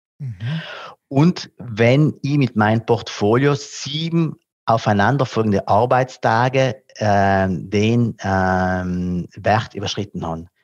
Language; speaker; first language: German; non-native, local second language; Italian